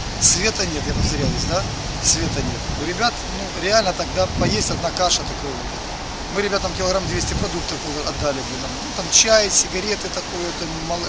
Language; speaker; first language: Russian; native; Russian